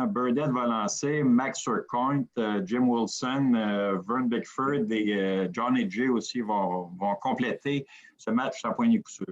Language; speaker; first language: French; native; French